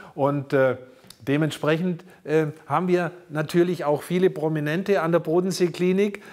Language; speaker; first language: German; native; German